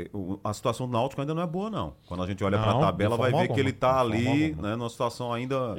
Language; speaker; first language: Portuguese; native; Portuguese